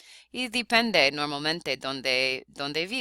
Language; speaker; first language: Spanish; non-native, fluent; English